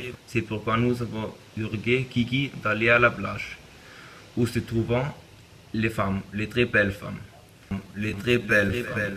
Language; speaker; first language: French; non-native, learner; German